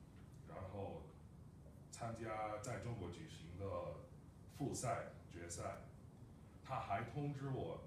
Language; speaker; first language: Chinese; non-native, fluent; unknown